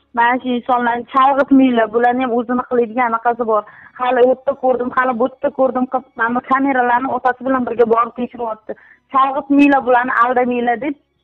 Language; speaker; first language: Uzbek; early bilingual, heritage; Uzbek